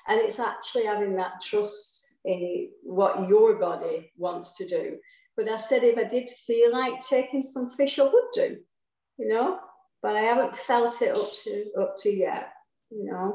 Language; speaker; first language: English; native; English